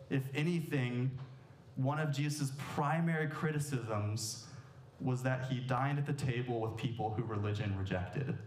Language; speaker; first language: English; native; English